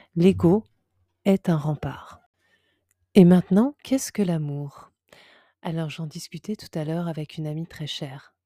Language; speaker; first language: French; native; French